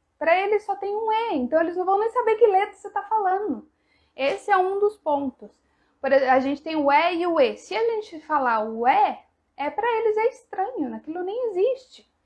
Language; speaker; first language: Portuguese; native; Portuguese